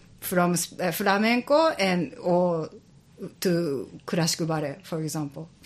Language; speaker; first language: English; non-native, learner; Japanese